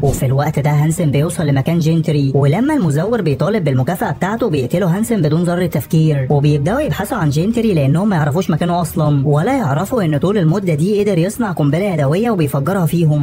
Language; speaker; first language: Arabic; native; Arabic